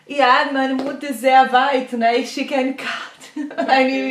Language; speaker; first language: German; non-native, learner; Portuguese